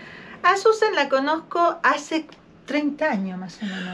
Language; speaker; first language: Spanish; native; Spanish